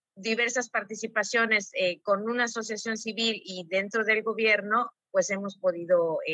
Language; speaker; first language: Spanish; native; Spanish